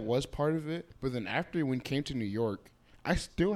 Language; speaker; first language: English; native; English